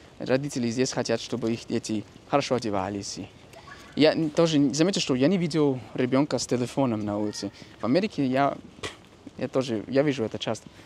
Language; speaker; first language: Russian; non-native, fluent; English